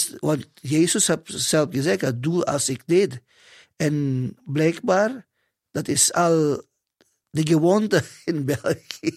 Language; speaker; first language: Dutch; non-native, fluent; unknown